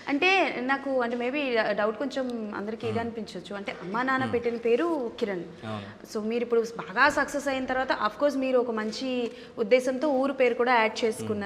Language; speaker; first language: Telugu; native; Telugu